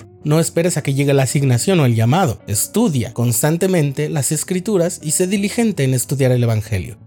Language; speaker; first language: Spanish; native; Spanish